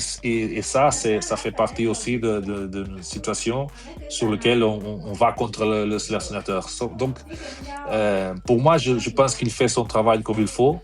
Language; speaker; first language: French; non-native, fluent; Portuguese